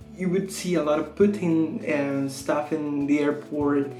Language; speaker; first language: English; non-native, fluent; Spanish